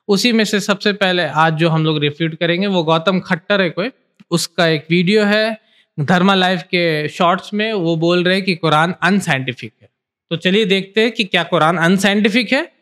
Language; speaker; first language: Hindi; native; Hindi